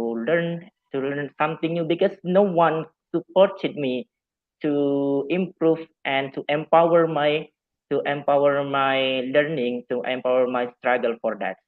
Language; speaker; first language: English; non-native, fluent; Javanese